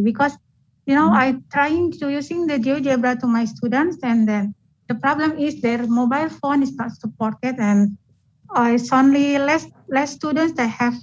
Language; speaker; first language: English; non-native, fluent; Indonesian